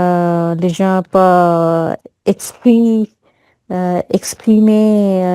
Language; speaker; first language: French; non-native, learner; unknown